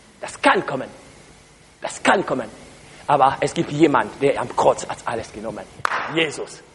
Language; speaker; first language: German; non-native, learner; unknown